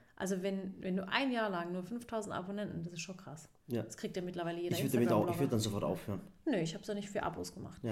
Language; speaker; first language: German; native; German